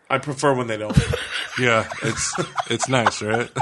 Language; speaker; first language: English; native; English